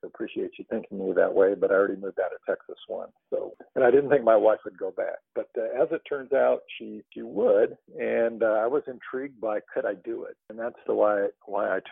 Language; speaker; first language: English; native; English